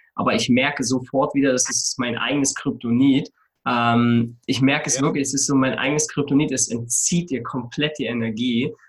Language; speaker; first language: German; native; German